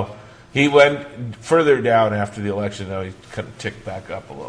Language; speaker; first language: English; native; English